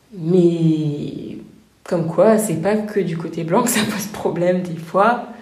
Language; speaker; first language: French; native; French